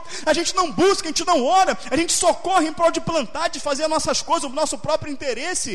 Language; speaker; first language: Portuguese; native; Portuguese